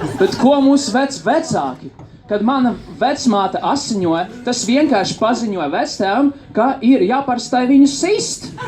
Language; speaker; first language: Latvian; non-native, local second language; Russian